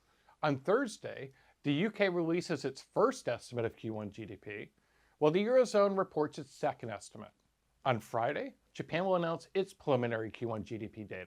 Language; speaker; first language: English; native; English